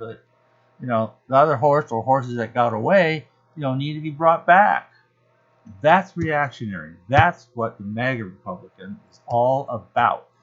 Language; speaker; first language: English; native; English